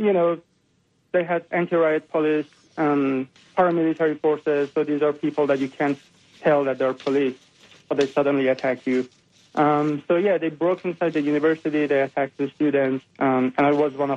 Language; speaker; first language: English; non-native, fluent; Persian